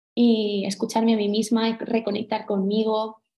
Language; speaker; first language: Spanish; native; Spanish